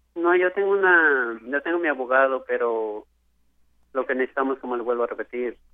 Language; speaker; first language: Spanish; native; Spanish